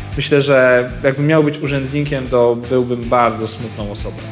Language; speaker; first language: Polish; native; Polish